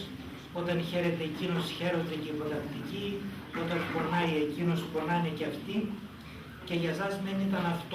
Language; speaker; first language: Greek; native; Greek